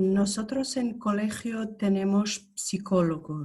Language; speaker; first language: Spanish; non-native, fluent; Portuguese